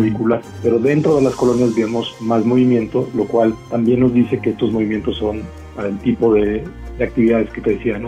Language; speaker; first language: Spanish; native; Spanish